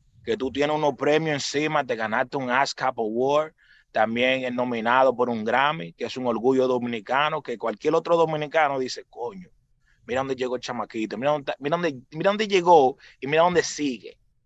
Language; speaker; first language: Spanish; early bilingual, heritage; Spanish